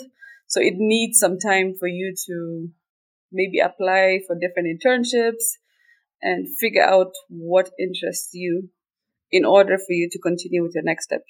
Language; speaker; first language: English; non-native, local second language; Somali